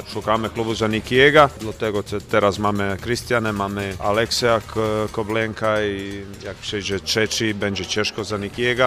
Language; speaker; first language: Polish; non-native, fluent; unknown